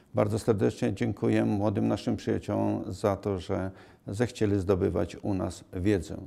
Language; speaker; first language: Polish; native; Polish